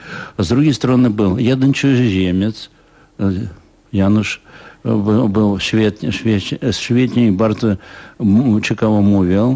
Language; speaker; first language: Polish; non-native, fluent; Russian